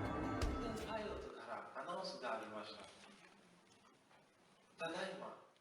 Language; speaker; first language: Japanese; non-native, learner; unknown